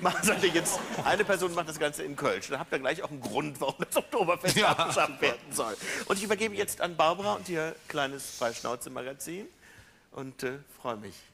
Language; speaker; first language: German; native; German